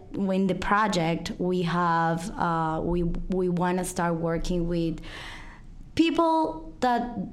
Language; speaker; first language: English; non-native, fluent; Spanish